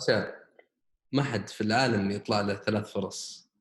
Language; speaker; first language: Arabic; native; Arabic